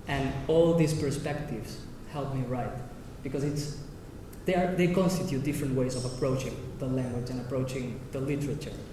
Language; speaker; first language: English; non-native, fluent; Catalan